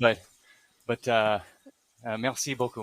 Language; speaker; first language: French; non-native, learner; English